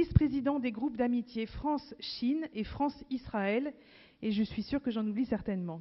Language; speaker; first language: French; native; French